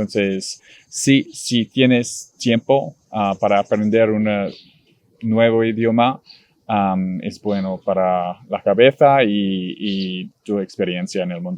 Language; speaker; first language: Spanish; non-native, learner; English